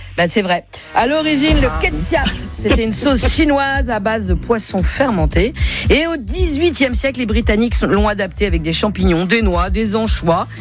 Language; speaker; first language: French; native; French